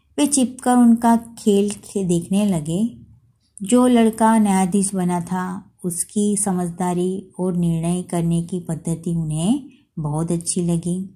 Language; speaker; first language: Hindi; non-native, local second language; Gujarati